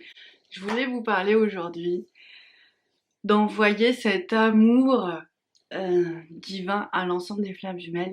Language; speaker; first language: French; native; French